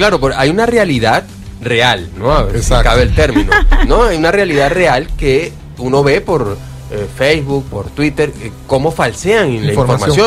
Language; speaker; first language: Spanish; native; Spanish